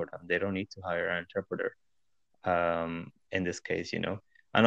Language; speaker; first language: English; non-native, fluent; Spanish